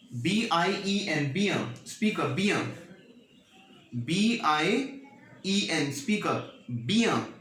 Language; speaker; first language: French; non-native, learner; Hindi